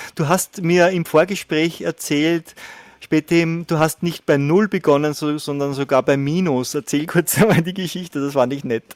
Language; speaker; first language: German; native; German